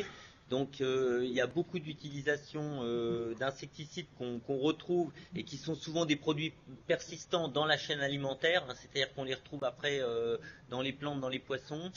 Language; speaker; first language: French; native; French